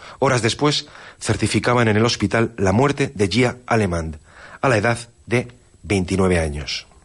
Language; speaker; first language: Spanish; native; Spanish